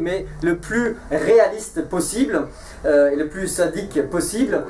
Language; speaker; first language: French; native; French